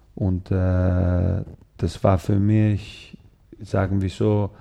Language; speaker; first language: German; non-native, fluent; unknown